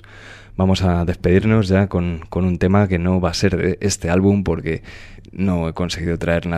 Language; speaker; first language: Spanish; native; Spanish